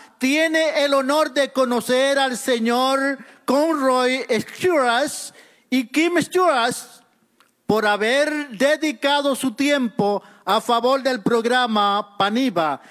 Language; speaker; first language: Spanish; early bilingual, other home language; Haitian Creole